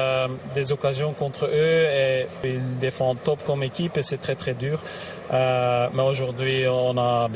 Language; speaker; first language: French; non-native, local second language; Dutch